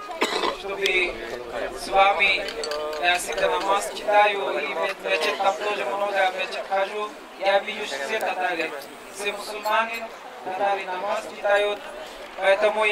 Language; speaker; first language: Russian; non-native, learner; Bangla